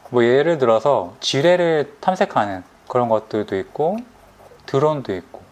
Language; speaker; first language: Korean; native; Korean